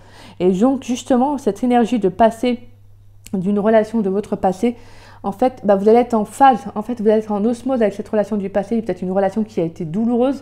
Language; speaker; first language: French; native; French